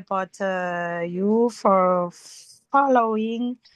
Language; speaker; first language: English; non-native, learner; Malagasy